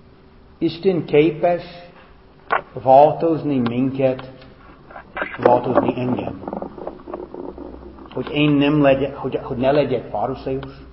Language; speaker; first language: Hungarian; non-native, fluent; English